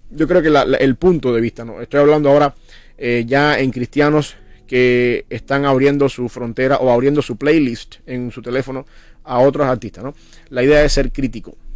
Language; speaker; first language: Spanish; native; Spanish